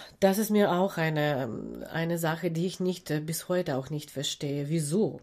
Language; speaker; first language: German; non-native, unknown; Ukrainian